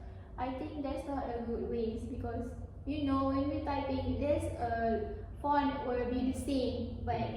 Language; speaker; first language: English; non-native, learner; Malay